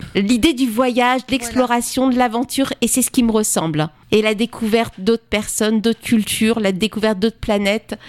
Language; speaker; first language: French; native; French